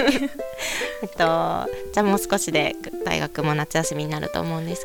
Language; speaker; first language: Japanese; native; Japanese